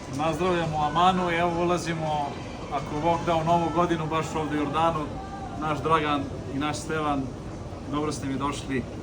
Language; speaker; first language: Serbian; non-native, fluent; Arabic